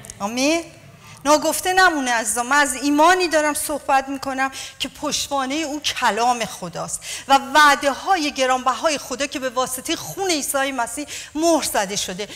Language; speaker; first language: Persian; native; Persian